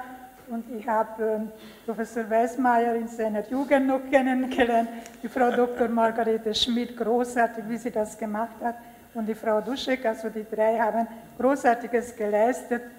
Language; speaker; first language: German; non-native, local second language; Hungarian